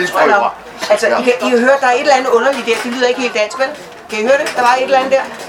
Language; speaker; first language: Danish; native; Danish